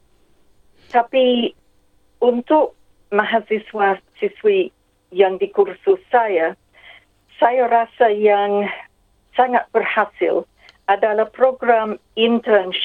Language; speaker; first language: Indonesian; non-native, fluent; English